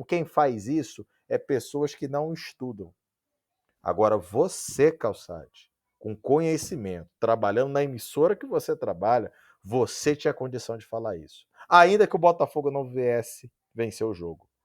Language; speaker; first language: Portuguese; native; Portuguese